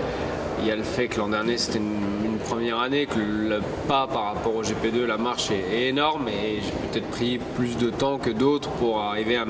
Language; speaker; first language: French; native; French